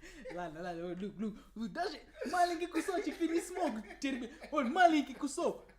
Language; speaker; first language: Russian; non-native, learner; English